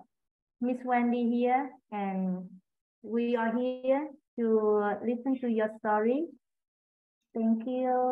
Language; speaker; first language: English; non-native, learner; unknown